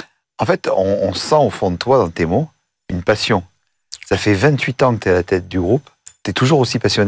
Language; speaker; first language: French; native; French